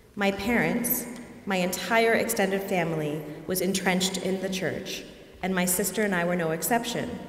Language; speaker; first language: English; native; English